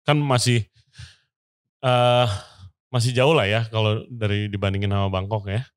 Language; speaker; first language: Indonesian; native; Indonesian